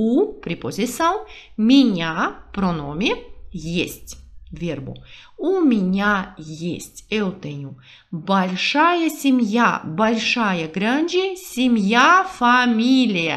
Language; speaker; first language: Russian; non-native, fluent; Portuguese